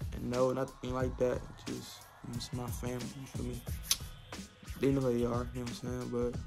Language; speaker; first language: English; native; English